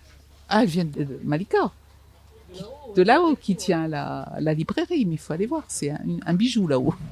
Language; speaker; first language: French; native; French